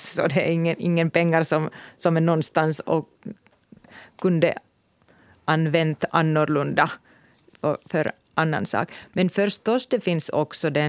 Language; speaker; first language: Swedish; non-native, local second language; Finnish